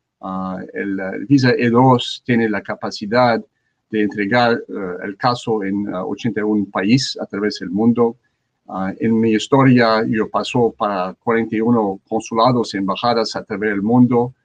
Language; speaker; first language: Spanish; non-native, learner; French